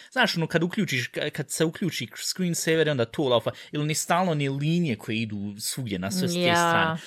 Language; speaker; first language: Bosnian; early bilingual, heritage; Bosnian